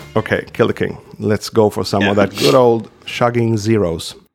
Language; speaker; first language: English; non-native, fluent; Swedish